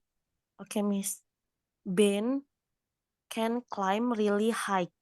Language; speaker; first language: English; non-native, learner; Indonesian